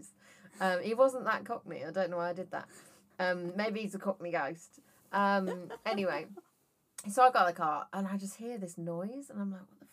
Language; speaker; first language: English; native; English